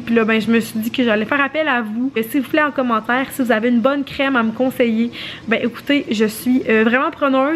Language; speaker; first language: French; native; French